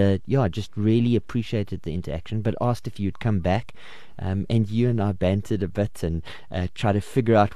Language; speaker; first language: English; native; English